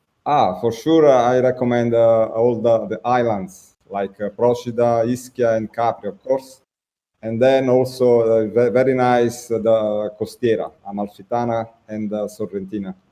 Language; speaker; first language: English; non-native, learner; Italian